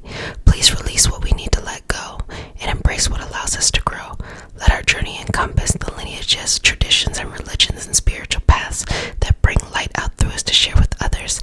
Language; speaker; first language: English; native; English